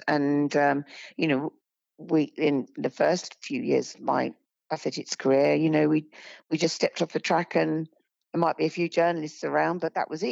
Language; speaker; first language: English; native; English